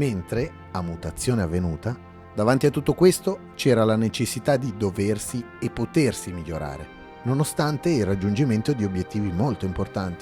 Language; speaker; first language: Italian; native; Italian